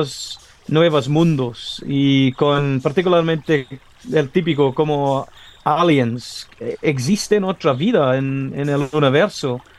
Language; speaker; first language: Spanish; non-native, fluent; English